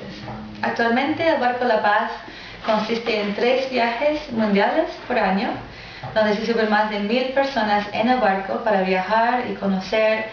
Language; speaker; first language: Spanish; non-native, fluent; English